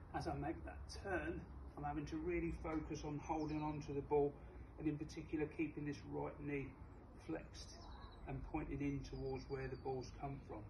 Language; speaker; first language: English; native; English